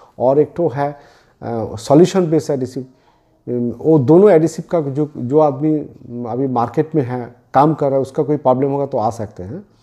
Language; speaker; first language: Hindi; non-native, local second language; Bangla